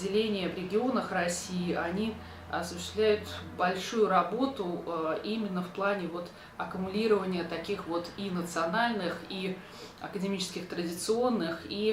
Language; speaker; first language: Russian; native; Russian